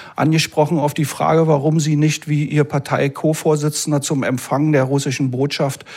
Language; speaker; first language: German; native; German